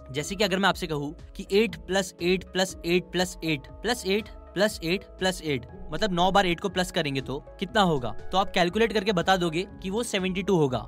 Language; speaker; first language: Hindi; native; Hindi